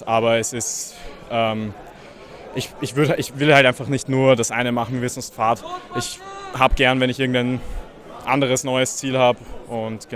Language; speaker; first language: German; native; German